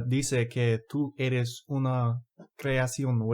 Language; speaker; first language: Spanish; non-native, fluent; English